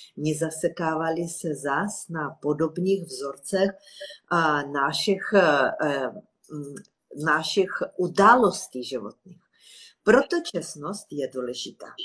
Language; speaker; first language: Czech; non-native, fluent; Russian